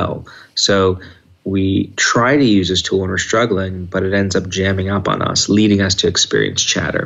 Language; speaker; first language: English; native; English